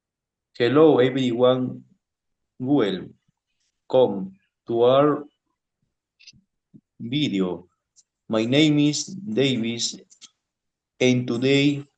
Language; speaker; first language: English; non-native, learner; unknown